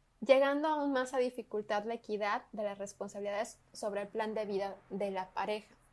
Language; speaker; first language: Spanish; native; Spanish